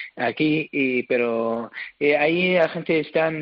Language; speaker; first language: Spanish; non-native, learner; Arabic